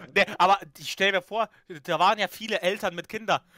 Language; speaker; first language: German; early bilingual, other home language; Ukrainian